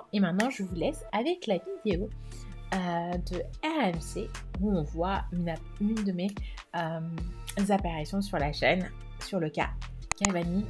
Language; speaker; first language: French; native; French